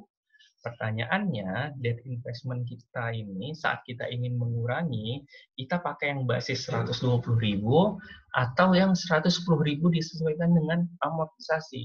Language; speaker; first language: Indonesian; native; Indonesian